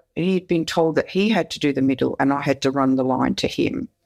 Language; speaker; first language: English; native; English